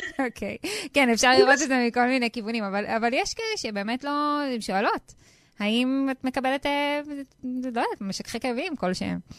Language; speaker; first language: Hebrew; native; Hebrew